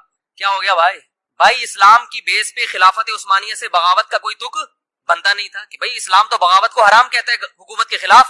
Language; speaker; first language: Urdu; native; Urdu